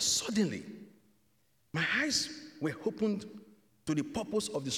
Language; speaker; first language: English; non-native, local second language; Yoruba